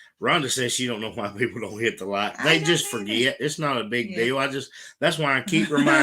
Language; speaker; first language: English; native; English